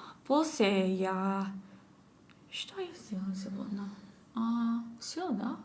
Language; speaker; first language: Russian; non-native, learner; English